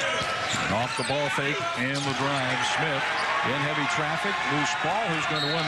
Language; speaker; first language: English; native; English